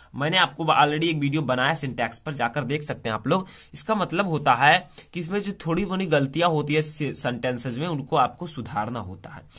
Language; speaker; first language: Hindi; native; Hindi